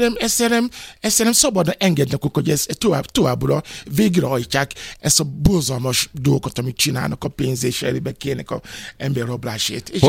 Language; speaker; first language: Hungarian; non-native, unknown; Yoruba